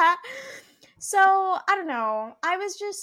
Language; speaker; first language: English; native; English